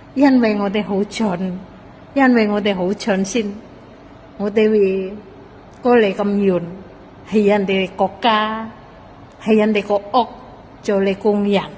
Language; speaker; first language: Cantonese; non-native, fluent; Indonesian